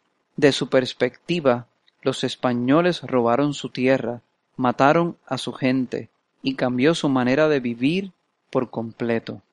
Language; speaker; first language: Spanish; non-native, fluent; English